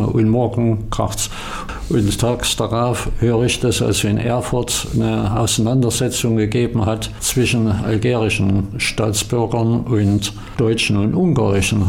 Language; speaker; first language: German; native; German